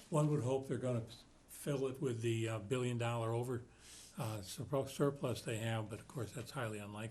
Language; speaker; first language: English; native; English